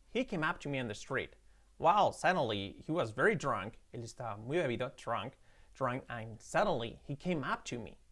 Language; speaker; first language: English; non-native, fluent; Spanish